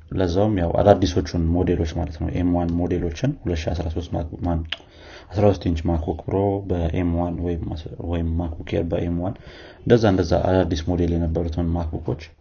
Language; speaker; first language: Amharic; native; Amharic